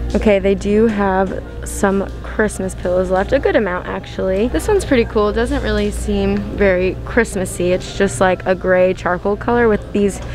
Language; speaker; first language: English; native; English